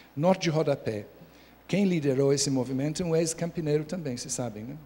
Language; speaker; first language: Portuguese; non-native, fluent; English